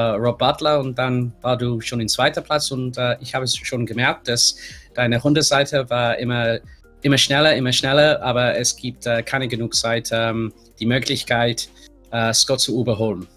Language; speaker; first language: German; non-native, learner; English